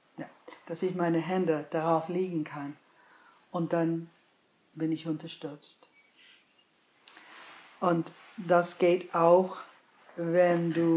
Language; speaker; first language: German; non-native, fluent; English